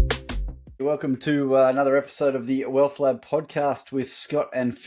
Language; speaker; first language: English; native; English